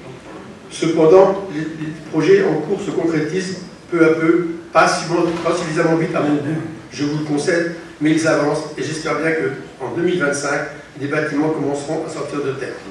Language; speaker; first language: French; native; French